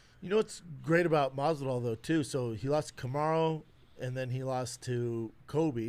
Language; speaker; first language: English; native; English